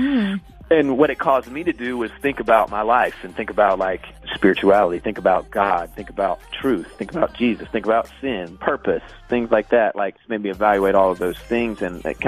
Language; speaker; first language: English; native; English